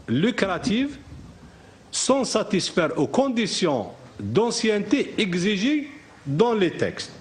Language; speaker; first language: French; non-native, local second language; Arabic